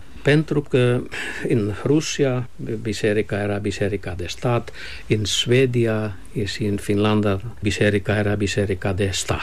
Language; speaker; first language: Romanian; non-native, fluent; Finnish